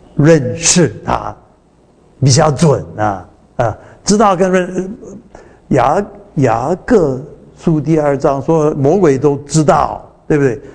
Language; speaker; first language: Chinese; non-native, fluent; English